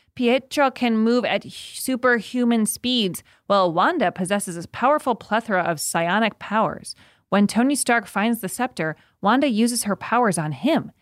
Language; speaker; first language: English; native; English